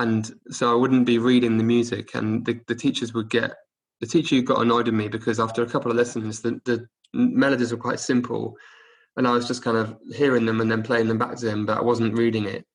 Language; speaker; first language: English; native; English